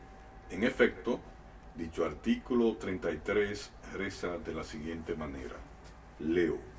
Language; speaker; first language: Spanish; native; Spanish